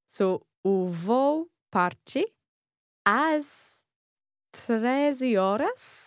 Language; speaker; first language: Portuguese; non-native, learner; English